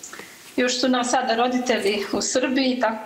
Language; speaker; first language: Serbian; early bilingual, heritage; Serbian